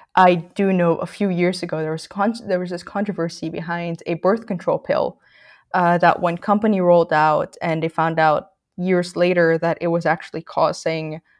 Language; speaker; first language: English; non-native, local second language; Filipino